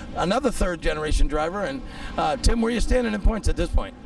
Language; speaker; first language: English; native; English